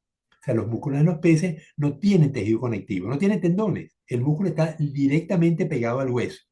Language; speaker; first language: Spanish; native; Spanish